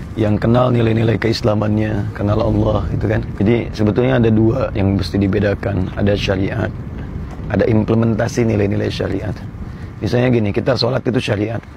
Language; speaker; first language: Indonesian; native; Indonesian